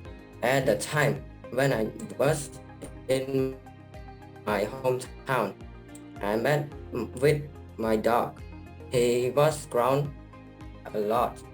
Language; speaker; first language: English; non-native, learner; Khmer